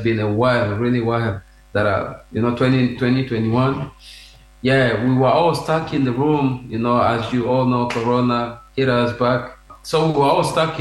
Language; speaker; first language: English; non-native, fluent; Swahili